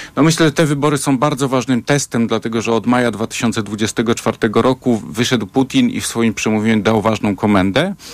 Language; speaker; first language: Polish; native; Polish